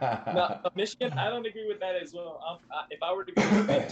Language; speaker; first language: English; native; English